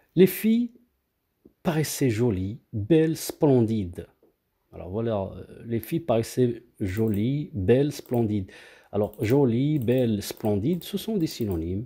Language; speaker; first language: French; non-native, local second language; Arabic